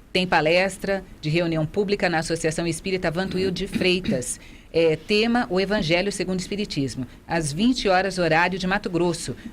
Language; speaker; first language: Portuguese; native; Portuguese